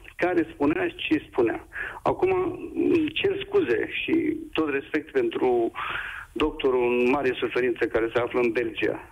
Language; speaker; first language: Romanian; native; Romanian